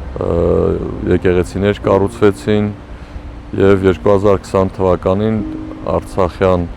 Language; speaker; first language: Armenian; native; Armenian